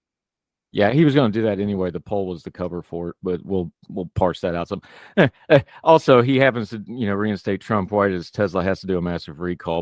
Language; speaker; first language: English; native; English